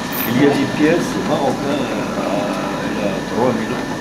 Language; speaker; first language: French; non-native, local second language; Arabic